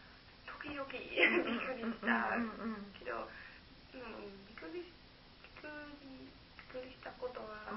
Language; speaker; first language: Japanese; non-native, learner; German